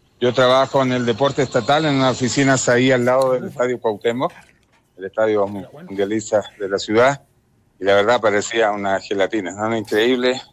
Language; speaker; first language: Spanish; native; Spanish